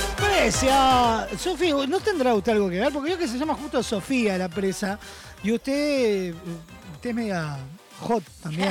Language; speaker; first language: Spanish; native; Spanish